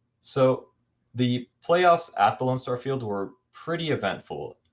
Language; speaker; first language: English; native; English